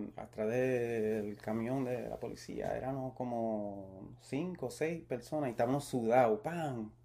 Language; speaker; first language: Spanish; early bilingual, heritage; Spanish